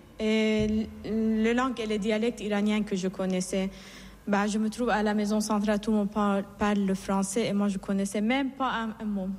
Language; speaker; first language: French; non-native, fluent; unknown